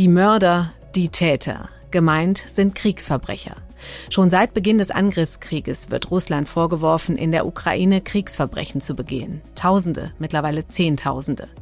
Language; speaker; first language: German; native; German